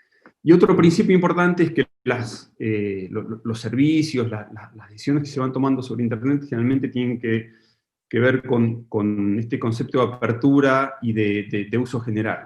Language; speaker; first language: Spanish; native; Spanish